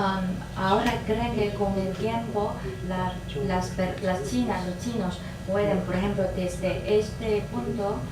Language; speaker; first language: Spanish; non-native, fluent; Chinese